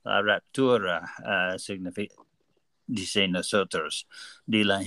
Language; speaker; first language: Spanish; non-native, learner; English